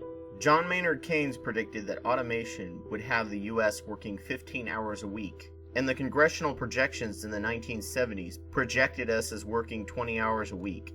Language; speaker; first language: English; native; English